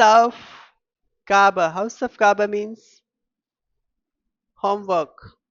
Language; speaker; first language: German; non-native, fluent; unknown